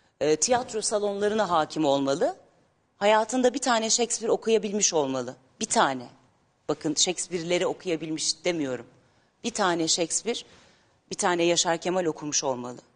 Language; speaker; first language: Turkish; native; Turkish